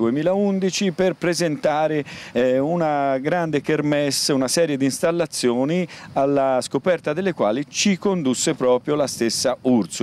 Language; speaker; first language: Italian; native; Italian